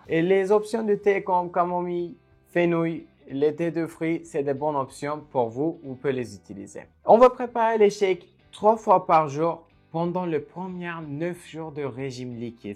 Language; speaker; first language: French; non-native, fluent; Turkish